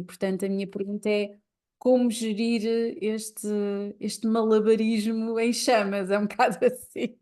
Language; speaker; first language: Portuguese; native; Portuguese